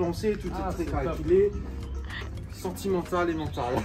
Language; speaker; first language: French; non-native, local second language; Morisyen